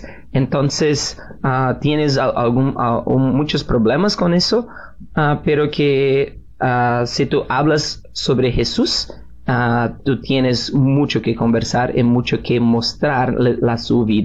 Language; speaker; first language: Spanish; non-native, learner; Portuguese